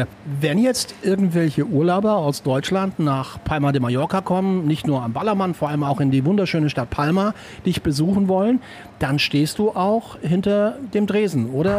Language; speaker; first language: German; native; German